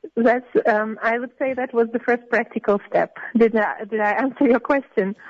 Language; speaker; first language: English; non-native, fluent; Russian